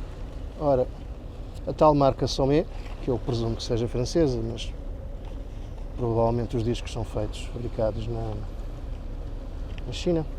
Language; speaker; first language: Portuguese; native; Portuguese